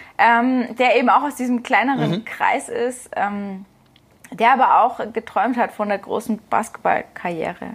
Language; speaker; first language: German; native; German